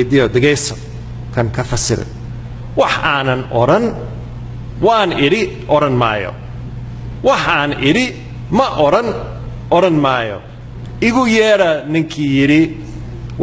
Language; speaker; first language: Somali; non-native, fluent; English